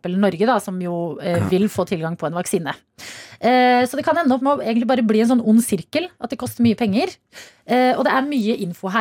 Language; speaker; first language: Norwegian; native; Norwegian